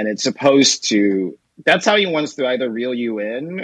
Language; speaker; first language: English; non-native, local second language; Yoruba